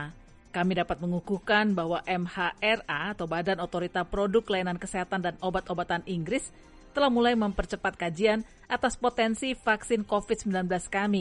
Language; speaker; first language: Indonesian; native; Indonesian